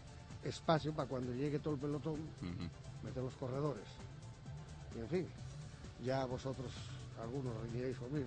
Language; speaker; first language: Spanish; native; Spanish